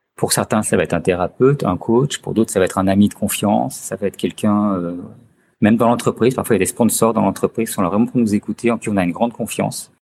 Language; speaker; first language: French; native; French